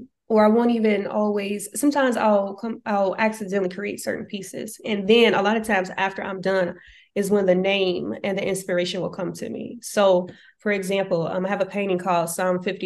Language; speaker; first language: English; native; English